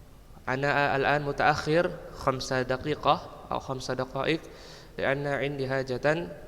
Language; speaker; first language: Arabic; non-native, fluent; Indonesian